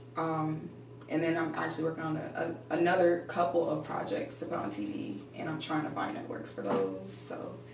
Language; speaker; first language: English; native; English